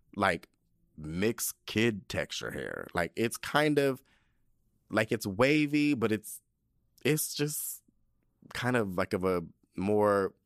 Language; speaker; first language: English; early bilingual, other home language; Spanish